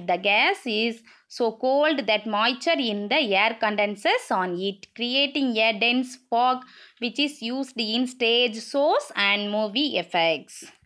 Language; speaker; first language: English; non-native, local second language; Tamil